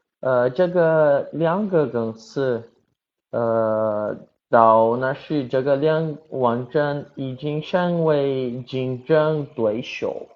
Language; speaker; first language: Chinese; non-native, learner; Portuguese